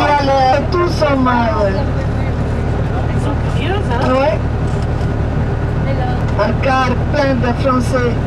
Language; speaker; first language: French; non-native, fluent; Hindi